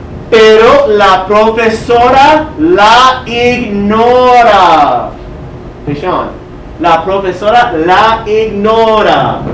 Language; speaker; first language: Spanish; non-native, fluent; English